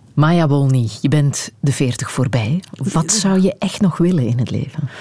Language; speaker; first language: Dutch; native; Dutch